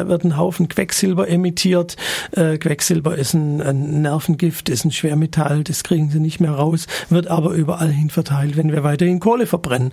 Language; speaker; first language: German; native; German